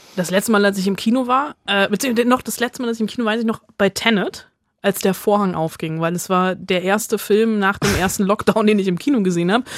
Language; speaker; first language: German; native; German